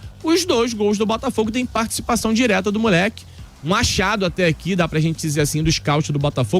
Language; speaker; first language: Portuguese; native; Portuguese